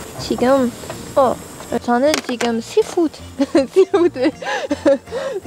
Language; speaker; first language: Korean; non-native, learner; German